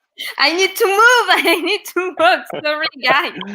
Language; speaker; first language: English; non-native, learner; French